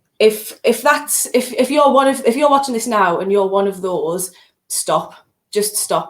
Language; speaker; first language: English; native; English